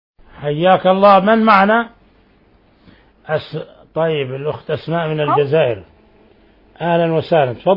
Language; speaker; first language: Arabic; native; Arabic